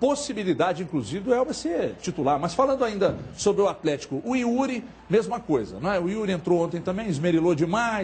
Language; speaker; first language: Portuguese; native; Portuguese